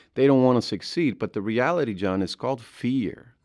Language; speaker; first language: English; early bilingual, other home language; Spanish